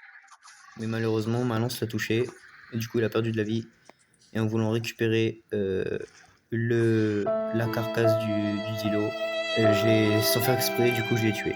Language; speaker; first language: French; native; French